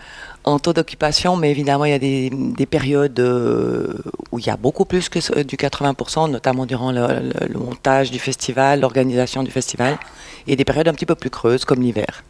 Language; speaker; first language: French; native; French